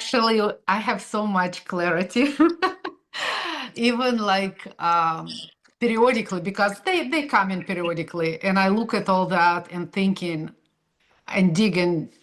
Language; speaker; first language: English; non-native, fluent; Russian